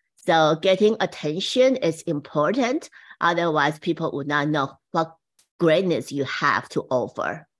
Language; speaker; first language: English; non-native, fluent; Chinese